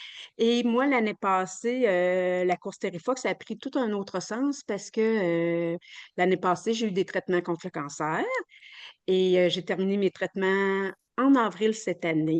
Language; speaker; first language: French; native; French